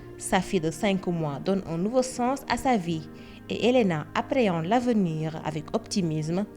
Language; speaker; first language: French; non-native, local second language; Wolof